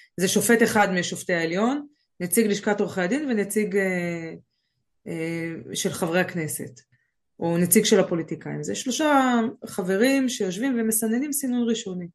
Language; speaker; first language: Hebrew; native; Hebrew